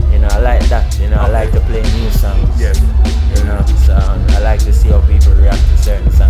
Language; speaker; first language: English; non-native, fluent; Italian